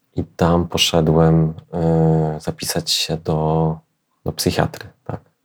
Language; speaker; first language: Polish; native; Polish